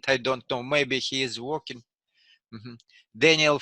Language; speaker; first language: English; non-native, learner; Russian